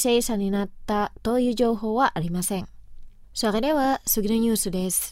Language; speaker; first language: Japanese; non-native, fluent; Indonesian